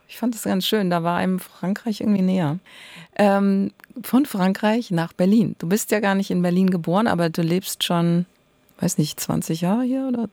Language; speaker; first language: German; native; German